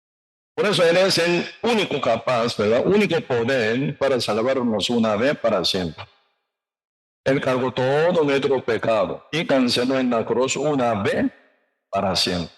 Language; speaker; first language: Spanish; non-native, learner; Korean